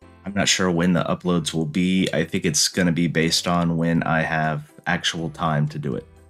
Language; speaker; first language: English; native; English